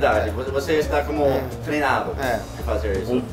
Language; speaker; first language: Portuguese; non-native, learner; English